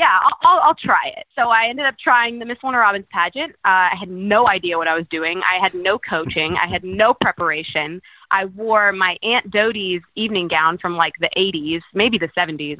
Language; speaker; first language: English; native; English